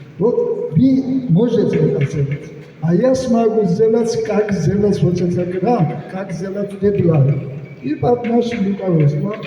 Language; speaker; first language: Russian; non-native, fluent; Georgian